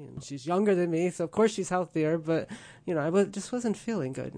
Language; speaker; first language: English; native; English